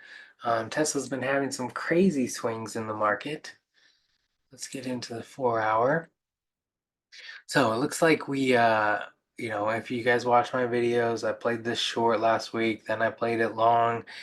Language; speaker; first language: English; native; English